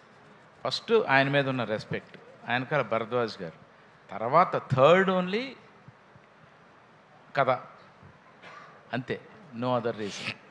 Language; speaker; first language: Telugu; native; Telugu